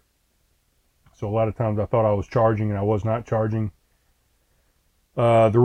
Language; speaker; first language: English; native; English